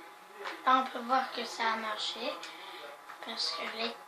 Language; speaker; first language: French; native; French